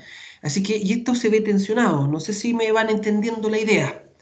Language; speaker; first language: Spanish; native; Spanish